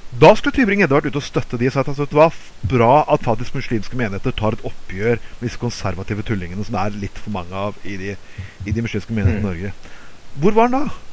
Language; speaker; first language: Norwegian; native; Norwegian